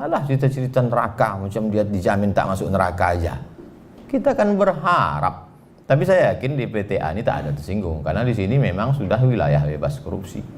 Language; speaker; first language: Indonesian; native; Indonesian